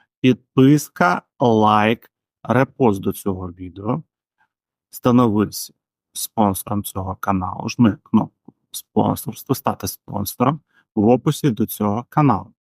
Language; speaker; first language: Ukrainian; native; Ukrainian